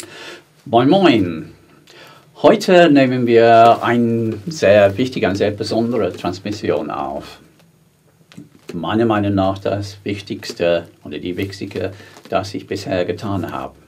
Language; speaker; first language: German; non-native, fluent; English